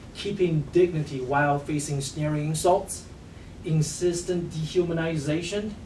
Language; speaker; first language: English; non-native, fluent; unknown